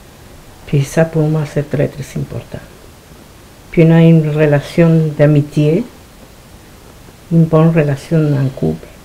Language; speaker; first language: French; non-native, fluent; Spanish